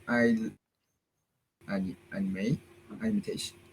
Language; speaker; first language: English; non-native, learner; Chinese